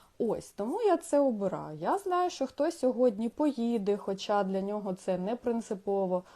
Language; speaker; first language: Ukrainian; non-native, local second language; Russian